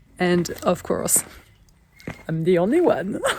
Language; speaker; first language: English; non-native, fluent; French